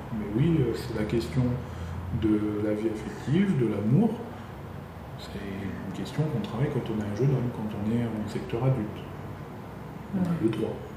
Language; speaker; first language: French; native; French